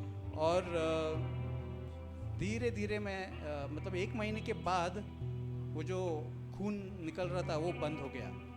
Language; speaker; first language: Hindi; non-native, local second language; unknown